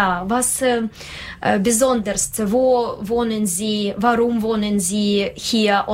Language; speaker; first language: German; non-native, learner; Russian